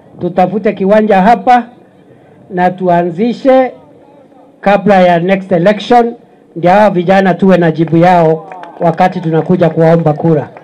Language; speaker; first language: Swahili; non-native, local second language; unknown